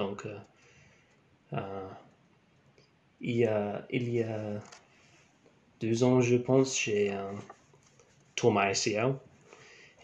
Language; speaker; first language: French; non-native, learner; English